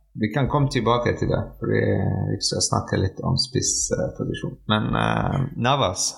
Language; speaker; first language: Norwegian; non-native, fluent; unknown